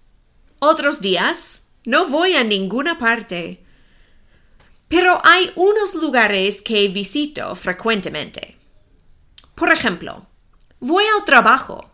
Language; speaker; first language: Spanish; non-native, fluent; English